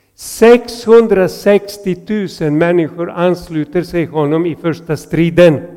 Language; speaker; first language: Swedish; non-native, fluent; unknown